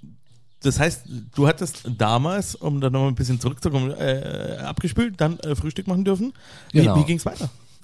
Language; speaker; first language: German; native; German